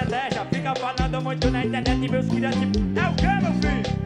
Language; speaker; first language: Portuguese; native; Portuguese